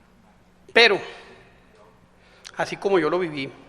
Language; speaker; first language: Spanish; native; Spanish